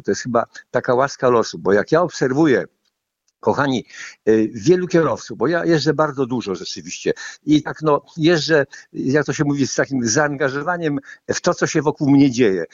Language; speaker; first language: Polish; native; Polish